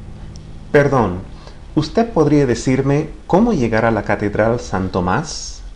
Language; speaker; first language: Spanish; non-native, fluent; English